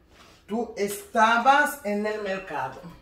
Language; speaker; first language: Spanish; non-native, learner; Haitian Creole